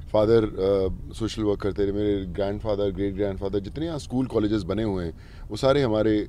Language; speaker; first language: Hindi; native; Hindi